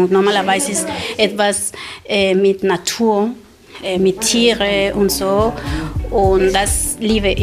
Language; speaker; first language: German; non-native, learner; Spanish